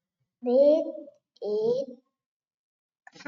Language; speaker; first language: English; non-native, learner; Vietnamese